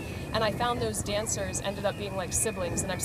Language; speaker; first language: English; native; English